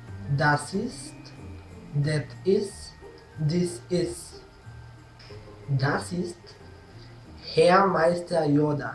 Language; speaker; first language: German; non-native, fluent; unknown